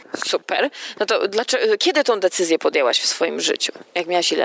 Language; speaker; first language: Polish; native; Polish